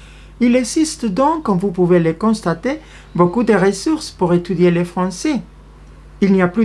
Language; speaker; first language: French; non-native, fluent; Spanish